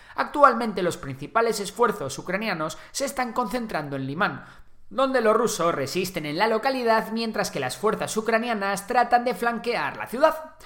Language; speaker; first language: Spanish; native; Spanish